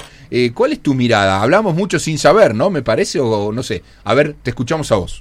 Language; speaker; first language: Spanish; native; Spanish